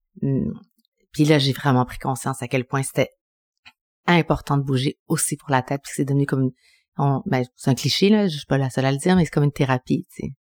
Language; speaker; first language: French; early bilingual, other home language; Spanish